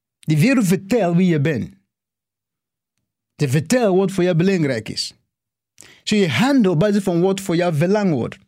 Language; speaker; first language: Dutch; non-native, fluent; English